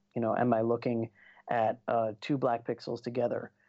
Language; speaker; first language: English; native; English